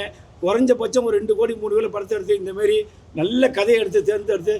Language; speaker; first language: Tamil; native; Tamil